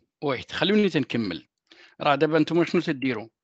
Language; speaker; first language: French; non-native, local second language; Arabic